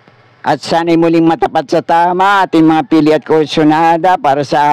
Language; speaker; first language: Filipino; native; Filipino